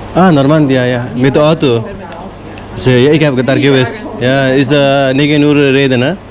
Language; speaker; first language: Dutch; non-native, learner; Nepali